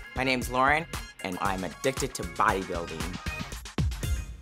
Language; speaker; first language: English; native; English